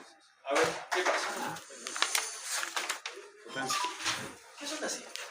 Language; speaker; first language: Spanish; native; Spanish